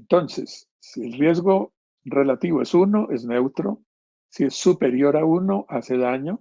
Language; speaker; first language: Spanish; native; Spanish